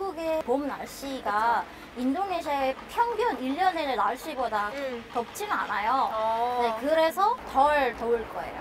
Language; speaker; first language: Korean; non-native, fluent; Indonesian